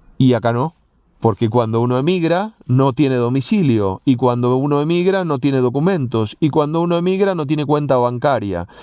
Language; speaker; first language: Spanish; native; Spanish